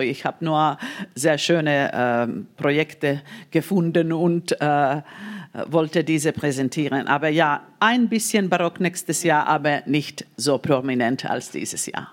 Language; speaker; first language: German; non-native, fluent; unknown